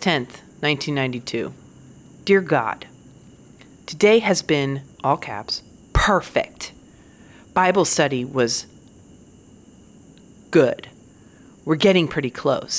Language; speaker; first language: English; native; English